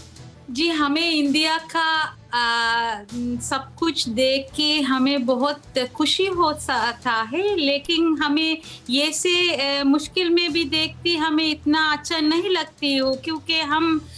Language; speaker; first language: Hindi; non-native, learner; Sinhala